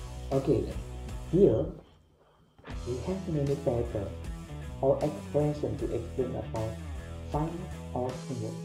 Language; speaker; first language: English; non-native, fluent; Indonesian